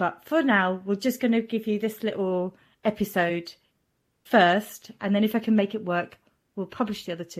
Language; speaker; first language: English; non-native, fluent; German